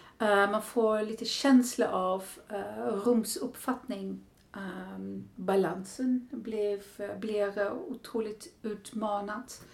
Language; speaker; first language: Swedish; non-native, fluent; Dutch